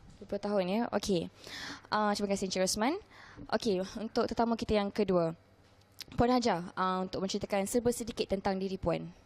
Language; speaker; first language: Malay; native; Malay